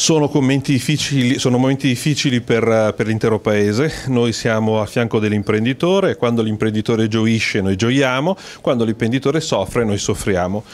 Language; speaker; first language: Italian; native; Italian